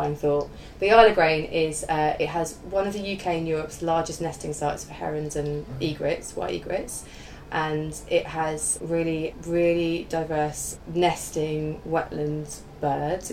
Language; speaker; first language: English; native; English